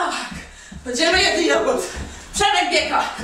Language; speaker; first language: Polish; native; Polish